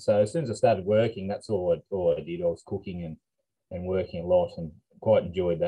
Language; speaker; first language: English; native; English